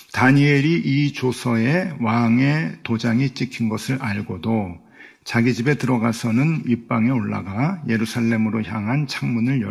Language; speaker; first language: Korean; native; Korean